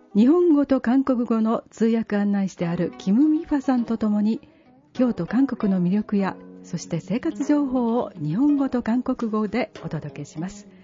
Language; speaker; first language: Japanese; native; Japanese